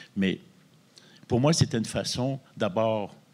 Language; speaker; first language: French; native; French